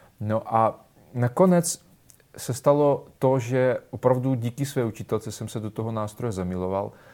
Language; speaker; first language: Czech; non-native, fluent; Russian